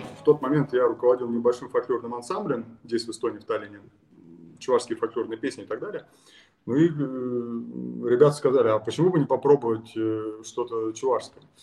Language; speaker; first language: Russian; native; Russian